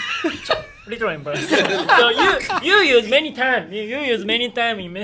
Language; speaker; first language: English; non-native, learner; Japanese